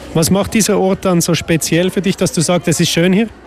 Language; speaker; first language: German; native; German